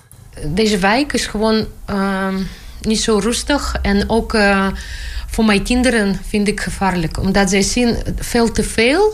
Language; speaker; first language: Dutch; non-native, learner; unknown